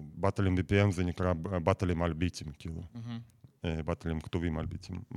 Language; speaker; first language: Hebrew; non-native, fluent; Russian